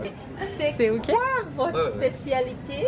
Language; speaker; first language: French; non-native, learner; English